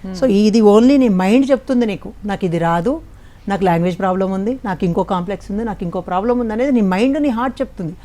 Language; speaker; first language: Telugu; native; Telugu